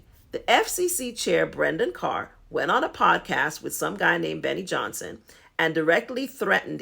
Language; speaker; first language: English; native; English